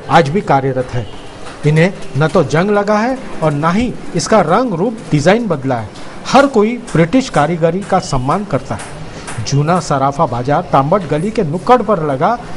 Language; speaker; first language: Hindi; non-native, local second language; Marathi